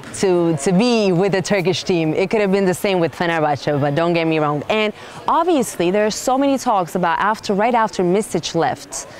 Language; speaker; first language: English; non-native, fluent; Turkish